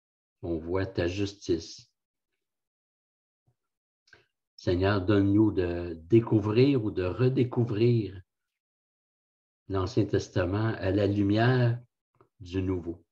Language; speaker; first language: French; native; French